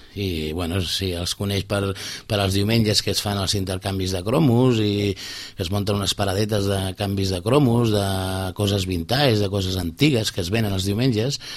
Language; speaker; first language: Catalan; native; Catalan